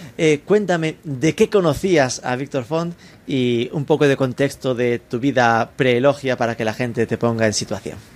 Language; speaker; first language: Spanish; native; Spanish